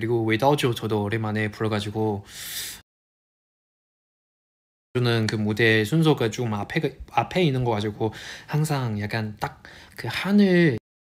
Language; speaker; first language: Korean; non-native, fluent; Chinese